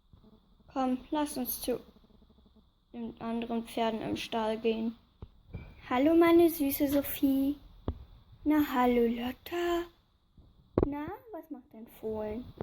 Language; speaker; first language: German; native; German